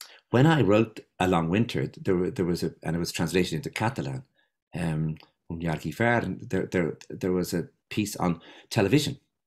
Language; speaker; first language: English; native; English